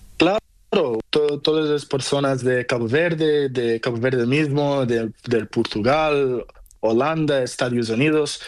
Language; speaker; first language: Spanish; non-native, learner; Portuguese